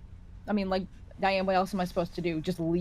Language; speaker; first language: English; native; English